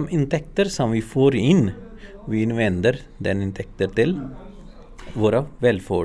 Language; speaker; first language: Swedish; non-native, learner; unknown